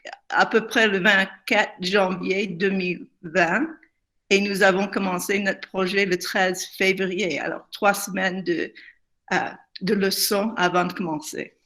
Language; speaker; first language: French; non-native, fluent; English